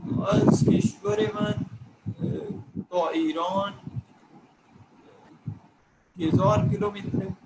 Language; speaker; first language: Persian; non-native, learner; Urdu